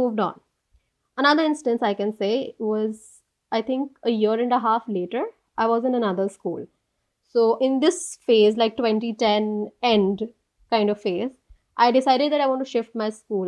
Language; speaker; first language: English; non-native, local second language; Hindi